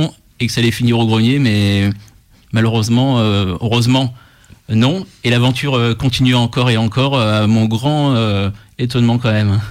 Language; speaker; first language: French; native; French